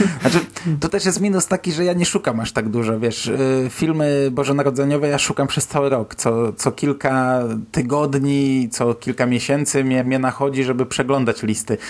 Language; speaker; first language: Polish; native; Polish